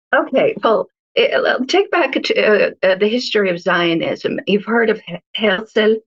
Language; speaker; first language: English; early bilingual, other home language; Hebrew